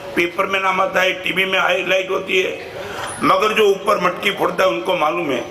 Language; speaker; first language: Hindi; non-native, local second language; Gujarati